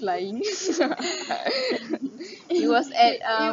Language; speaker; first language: English; non-native, learner; Malay